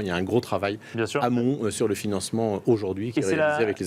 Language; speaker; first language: French; native; French